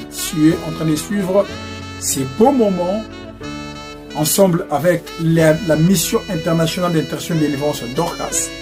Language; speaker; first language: French; non-native, local second language; Lingala